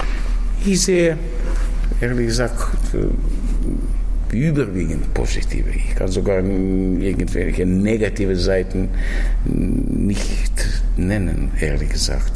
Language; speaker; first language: German; non-native, fluent; Russian